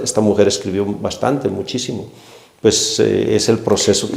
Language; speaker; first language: Spanish; native; Spanish